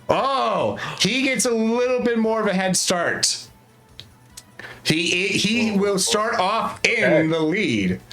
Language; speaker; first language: English; native; English